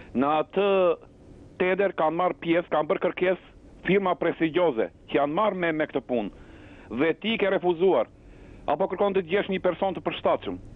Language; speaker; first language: Albanian; native; Albanian